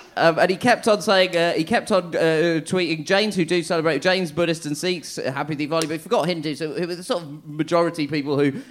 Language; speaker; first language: English; native; English